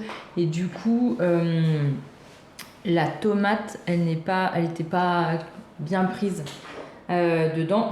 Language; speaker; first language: French; native; French